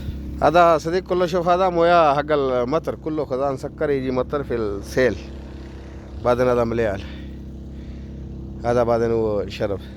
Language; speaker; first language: Arabic; non-native, learner; Urdu